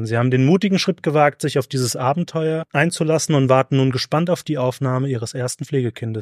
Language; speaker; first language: German; native; German